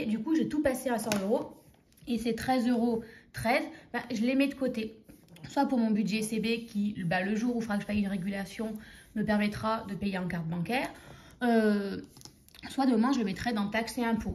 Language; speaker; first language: French; native; French